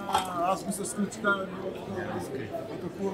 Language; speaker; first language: Bulgarian; non-native, learner; Greek